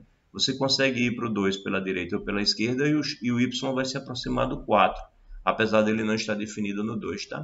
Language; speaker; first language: Portuguese; native; Portuguese